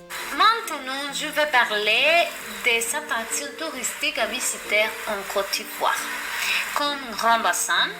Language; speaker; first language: French; non-native, learner; Spanish